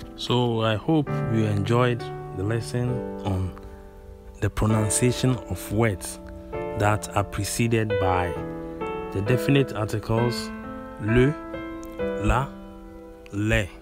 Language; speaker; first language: English; non-native, local second language; Akan